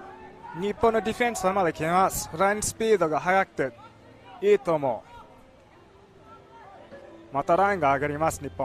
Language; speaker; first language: Japanese; non-native, learner; English